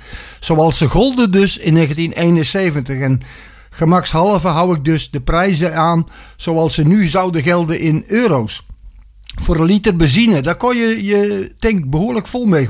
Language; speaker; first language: Dutch; native; Dutch